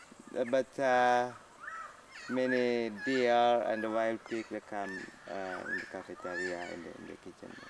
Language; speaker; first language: English; non-native, learner; Indonesian